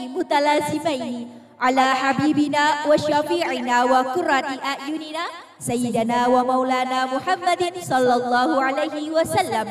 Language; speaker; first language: Arabic; non-native, fluent; Indonesian